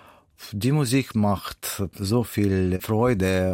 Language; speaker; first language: German; non-native, learner; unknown